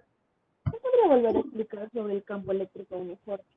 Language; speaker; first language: Spanish; native; Spanish